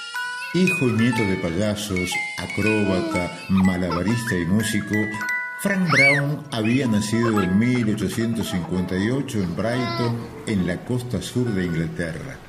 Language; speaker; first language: Spanish; native; Spanish